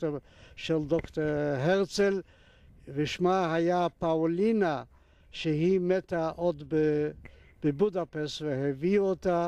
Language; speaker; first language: Hebrew; non-native, fluent; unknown